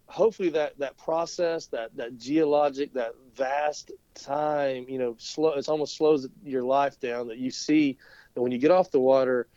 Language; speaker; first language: English; native; English